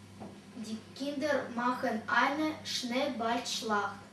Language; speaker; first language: German; non-native, learner; Russian